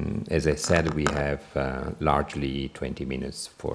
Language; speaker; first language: English; non-native, fluent; Italian